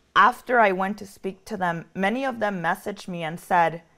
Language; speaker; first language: English; early bilingual, other home language; Spanish